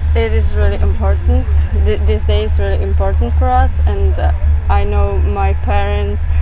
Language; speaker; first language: English; non-native, fluent; Czech